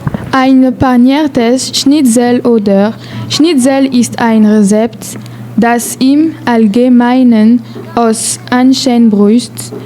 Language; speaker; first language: German; non-native, learner; French